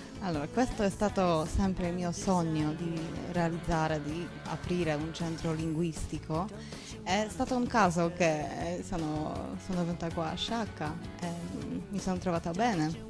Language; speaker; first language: Italian; non-native, fluent; Polish